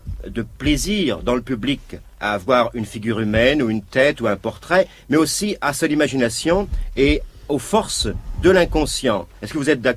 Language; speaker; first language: French; native; French